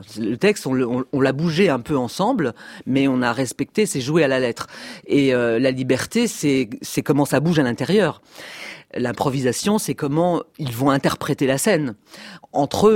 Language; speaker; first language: French; native; French